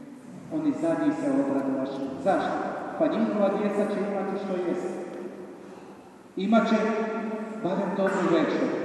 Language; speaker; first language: Serbian; native; Serbian